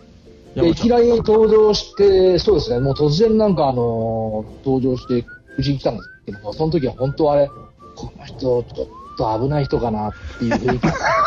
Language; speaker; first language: Japanese; native; Japanese